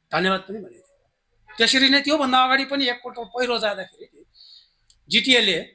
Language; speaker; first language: Nepali; native; Nepali